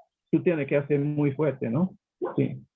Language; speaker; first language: Spanish; non-native, learner; English